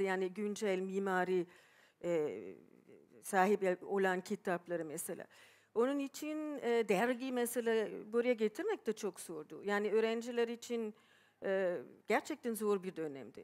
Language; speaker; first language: Turkish; non-native, fluent; German